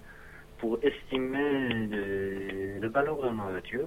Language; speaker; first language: French; non-native, learner; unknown